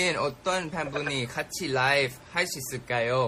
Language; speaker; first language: Korean; non-native, fluent; Thai